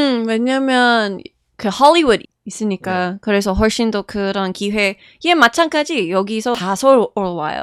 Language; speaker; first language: Korean; non-native, fluent; English